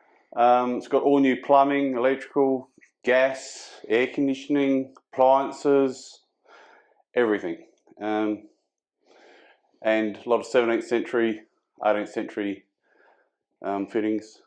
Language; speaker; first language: English; native; English